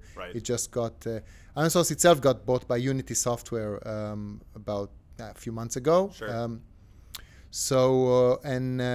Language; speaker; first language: English; non-native, fluent; Hebrew